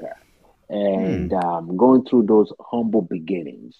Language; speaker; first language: English; non-native, local second language; Yoruba